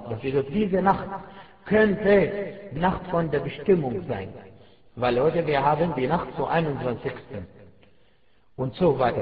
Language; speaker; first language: German; non-native, fluent; Arabic